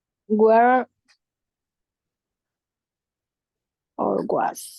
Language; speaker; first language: English; non-native, learner; Spanish